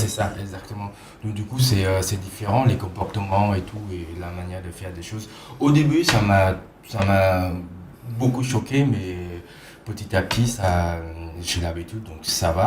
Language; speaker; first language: French; non-native, fluent; Khmer